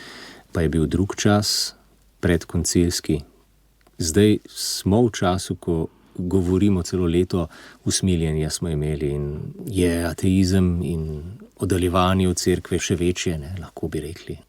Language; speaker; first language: Slovenian; native; Slovenian